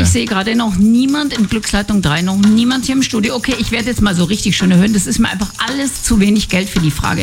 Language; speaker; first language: German; native; German